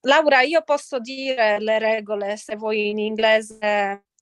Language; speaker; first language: Italian; non-native, fluent; Polish